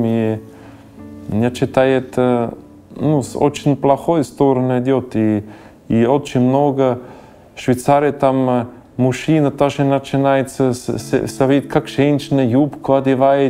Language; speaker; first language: Russian; non-native, learner; German